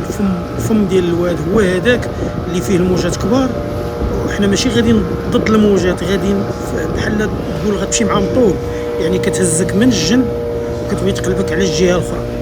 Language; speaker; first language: Arabic; native; Arabic